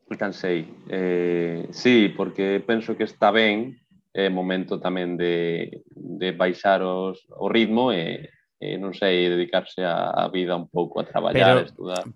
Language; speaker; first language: Galician; non-native, local second language; Spanish